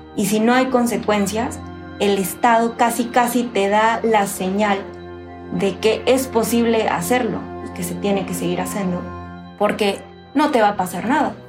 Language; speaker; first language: Spanish; native; Spanish